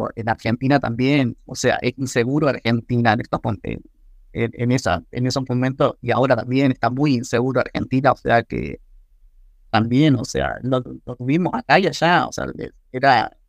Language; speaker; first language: Spanish; native; Spanish